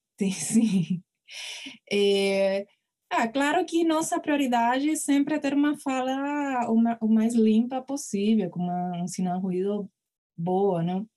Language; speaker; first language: Portuguese; non-native, fluent; Spanish